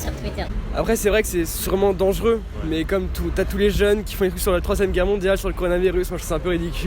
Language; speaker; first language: French; native; French